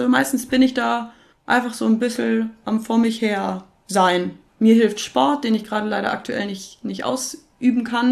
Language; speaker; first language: German; native; German